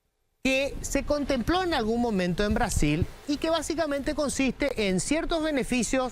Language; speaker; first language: Spanish; native; Spanish